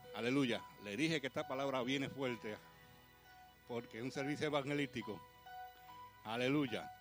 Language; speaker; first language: Spanish; early bilingual, heritage; Spanish